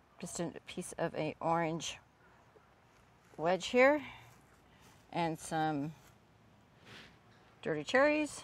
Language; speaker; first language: English; native; English